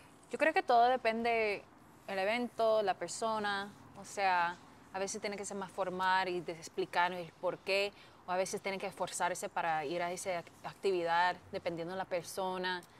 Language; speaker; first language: Spanish; non-native, fluent; English